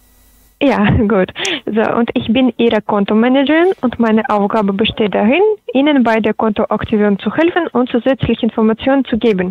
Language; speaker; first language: German; non-native, learner; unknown